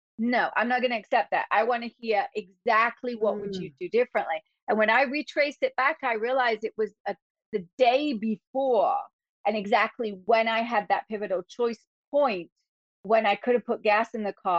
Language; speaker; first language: English; native; English